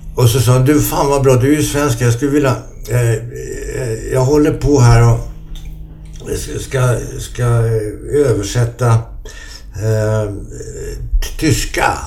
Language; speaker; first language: Swedish; native; Swedish